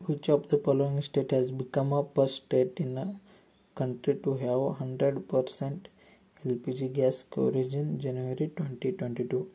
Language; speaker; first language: English; non-native, local second language; Kannada